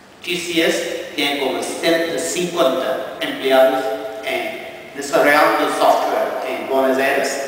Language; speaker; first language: Spanish; non-native, fluent; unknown